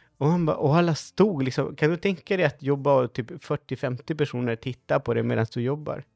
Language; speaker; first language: Swedish; non-native, fluent; Spanish